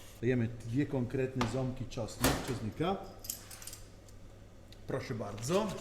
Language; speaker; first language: Polish; non-native, learner; Italian